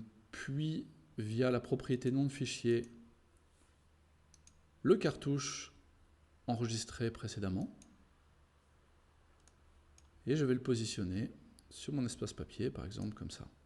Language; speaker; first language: French; native; French